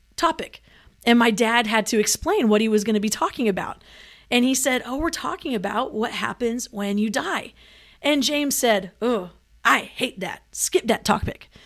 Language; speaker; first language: English; native; English